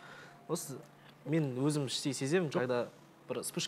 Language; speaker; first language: Kazakh; native; Kazakh